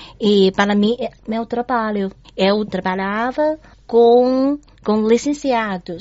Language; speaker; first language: Portuguese; non-native, learner; Chinese